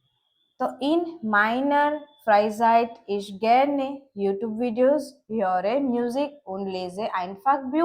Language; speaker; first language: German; non-native, learner; Gujarati